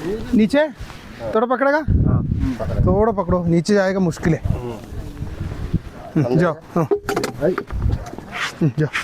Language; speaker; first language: Hindi; non-native, learner; Malayalam